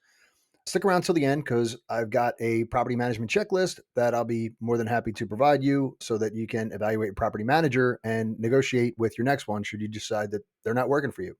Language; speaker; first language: English; native; English